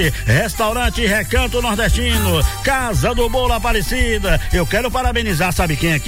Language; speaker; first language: Portuguese; native; Portuguese